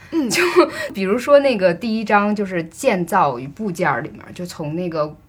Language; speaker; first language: Chinese; native; Chinese